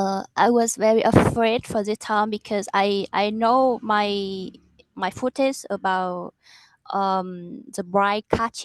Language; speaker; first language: English; non-native, learner; Vietnamese